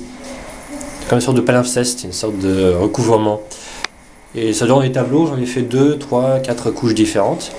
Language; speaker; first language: French; native; French